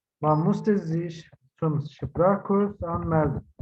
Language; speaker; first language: German; non-native, fluent; Turkish